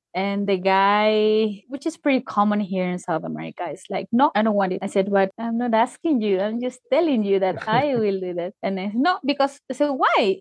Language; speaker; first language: English; non-native, fluent; Spanish